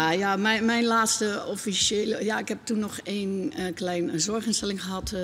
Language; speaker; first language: Dutch; native; Dutch